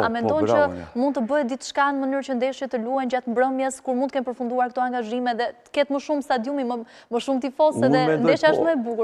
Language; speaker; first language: Albanian; native; Albanian